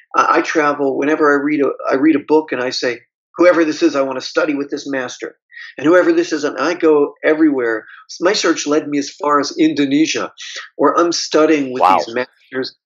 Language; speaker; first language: English; native; English